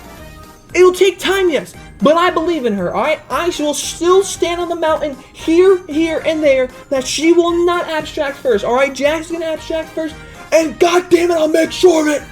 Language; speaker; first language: English; native; English